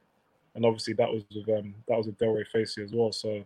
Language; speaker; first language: English; native; English